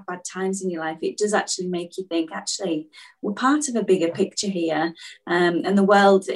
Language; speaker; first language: English; native; English